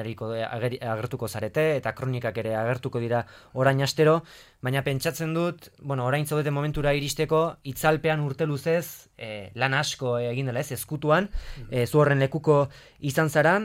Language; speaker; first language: Basque; native; Basque